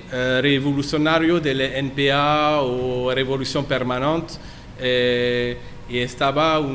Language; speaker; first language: Spanish; non-native, learner; French